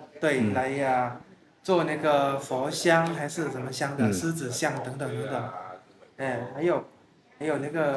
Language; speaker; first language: Chinese; early bilingual, heritage; Chinese